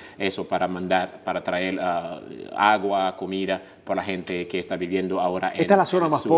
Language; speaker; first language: Spanish; non-native, fluent; Haitian Creole